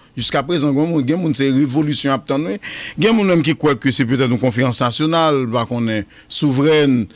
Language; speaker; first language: French; non-native, local second language; Haitian Creole